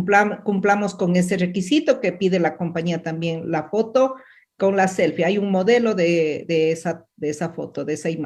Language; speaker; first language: Spanish; native; Spanish